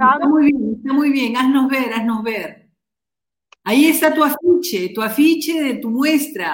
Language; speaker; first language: Spanish; native; Spanish